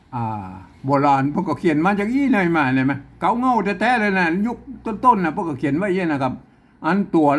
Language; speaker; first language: Thai; non-native, local second language; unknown